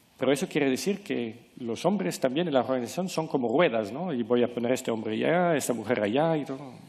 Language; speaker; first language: Spanish; non-native, fluent; French